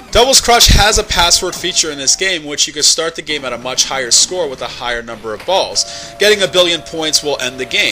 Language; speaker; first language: English; native; English